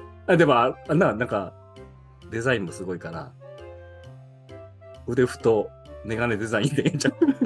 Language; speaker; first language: Japanese; native; Japanese